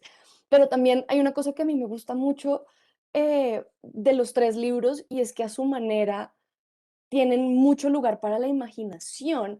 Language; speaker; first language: Spanish; native; Spanish